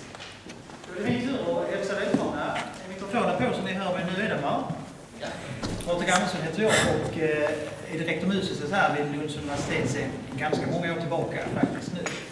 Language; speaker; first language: Swedish; native; Swedish